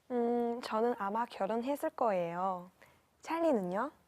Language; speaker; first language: Korean; non-native, learner; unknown